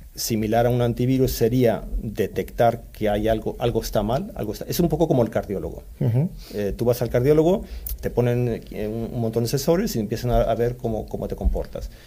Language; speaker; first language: Spanish; early bilingual, other home language; Swedish